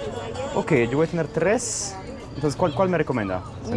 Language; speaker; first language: Spanish; non-native, fluent; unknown